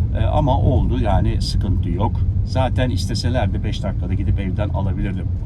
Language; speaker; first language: Turkish; native; Turkish